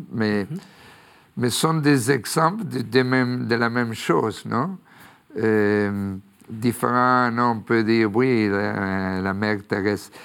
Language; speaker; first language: French; non-native, fluent; Spanish